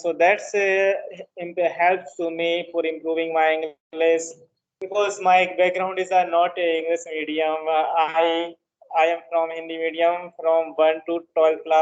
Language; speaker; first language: English; non-native, learner; Hindi